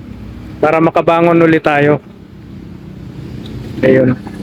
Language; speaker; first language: Filipino; native; Filipino